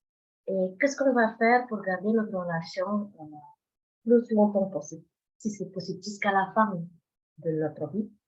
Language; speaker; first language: French; non-native, fluent; Indonesian